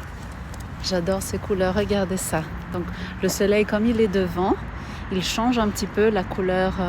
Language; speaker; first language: French; non-native, fluent; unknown